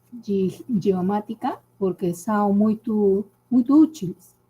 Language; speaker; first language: Portuguese; non-native, learner; Spanish